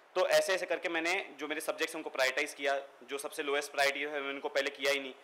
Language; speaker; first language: Hindi; native; Hindi